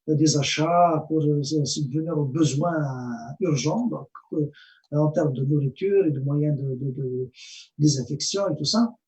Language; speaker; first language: French; non-native, local second language; Arabic